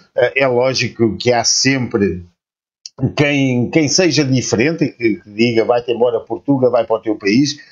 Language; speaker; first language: Portuguese; native; Portuguese